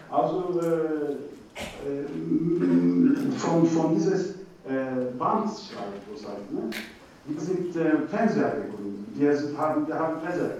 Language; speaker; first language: German; non-native, learner; Turkish